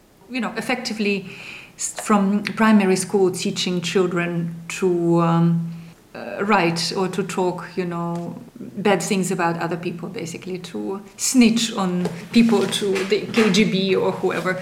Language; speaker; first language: English; non-native, fluent; Russian